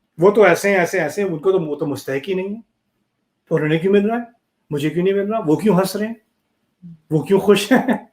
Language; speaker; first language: Urdu; early bilingual, heritage; Urdu